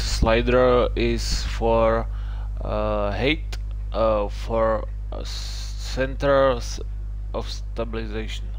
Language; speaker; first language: English; non-native, learner; Czech